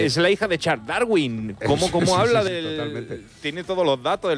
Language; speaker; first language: Spanish; native; Spanish